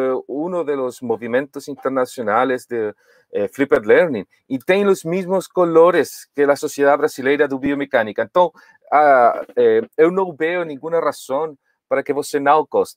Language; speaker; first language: Portuguese; non-native, learner; Spanish